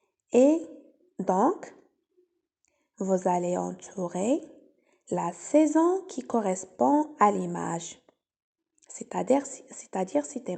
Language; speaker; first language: French; non-native, local second language; Arabic